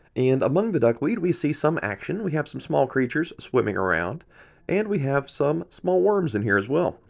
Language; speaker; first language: English; native; English